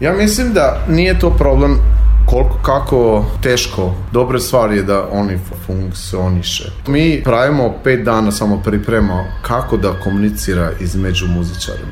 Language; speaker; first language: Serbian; non-native, learner; Albanian